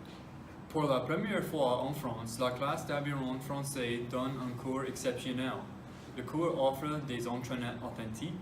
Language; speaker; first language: French; non-native, learner; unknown